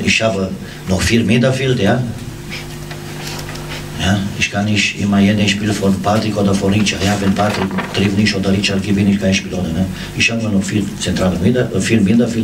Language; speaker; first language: German; non-native, learner; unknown